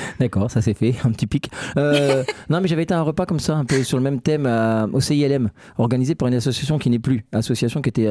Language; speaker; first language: French; native; French